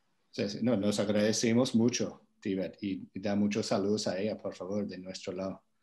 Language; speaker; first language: Spanish; non-native, fluent; English